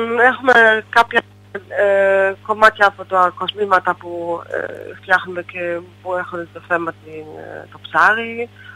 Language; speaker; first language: Greek; non-native, fluent; German